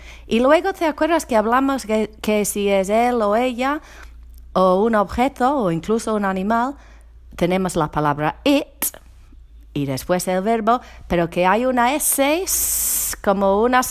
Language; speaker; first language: Spanish; non-native, fluent; English